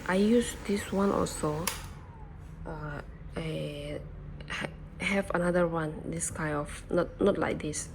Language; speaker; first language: English; non-native, learner; Burmese